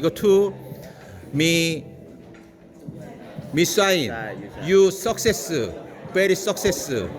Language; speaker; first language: English; non-native, learner; Korean